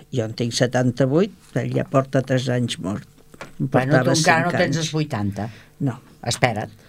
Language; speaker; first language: Catalan; native; Catalan